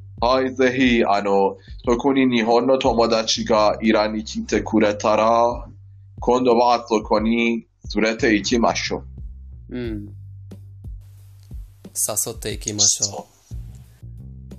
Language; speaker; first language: Japanese; non-native, fluent; Persian